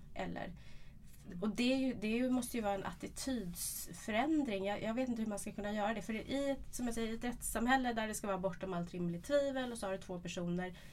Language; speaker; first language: Swedish; native; Swedish